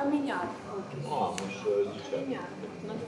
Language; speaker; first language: Portuguese; non-native, learner; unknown